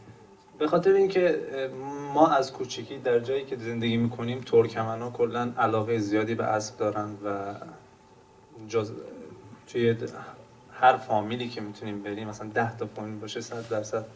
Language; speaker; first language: Persian; non-native, local second language; Turkmen